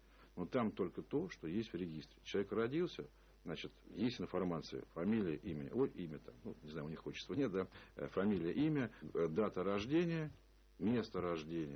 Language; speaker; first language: Russian; native; Russian